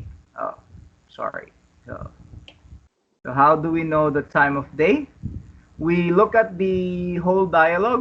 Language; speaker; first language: English; non-native, fluent; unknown